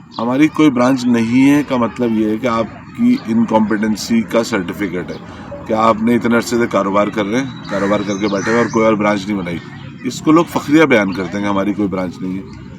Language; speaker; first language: Urdu; native; Urdu